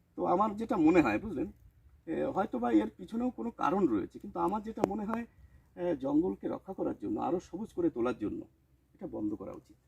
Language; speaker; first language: Bangla; native; Bangla